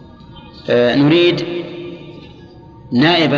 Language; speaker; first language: Arabic; native; Arabic